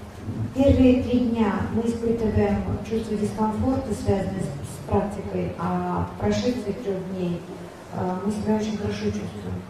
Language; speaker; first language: Russian; native; Russian